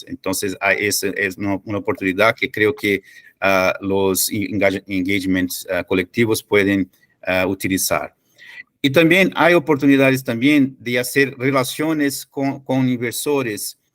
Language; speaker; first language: Spanish; non-native, fluent; Portuguese